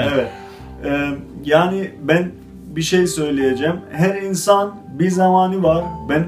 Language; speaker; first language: Turkish; non-native, fluent; Azerbaijani